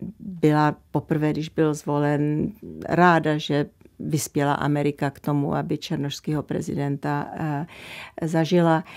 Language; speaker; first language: Czech; early bilingual, heritage; Czech